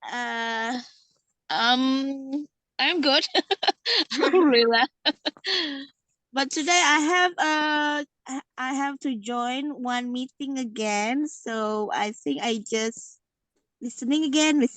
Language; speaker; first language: English; non-native, learner; Indonesian